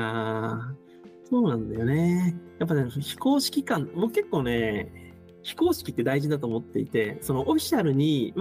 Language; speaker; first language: Japanese; native; Japanese